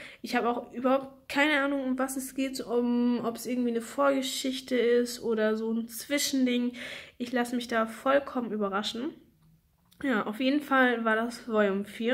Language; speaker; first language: German; native; German